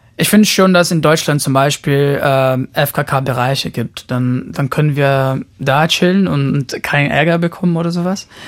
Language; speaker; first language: German; non-native, fluent; Portuguese